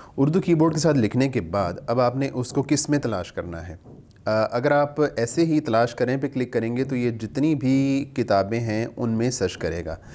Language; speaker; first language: Urdu; native; Urdu